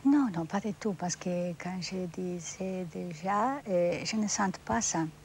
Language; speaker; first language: French; non-native, fluent; Spanish